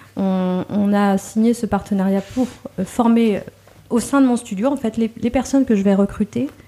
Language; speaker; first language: French; native; French